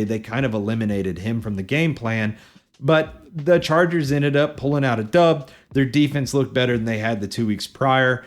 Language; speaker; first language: English; native; English